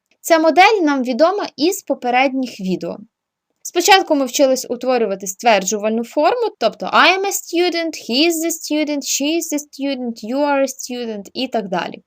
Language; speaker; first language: Ukrainian; native; Ukrainian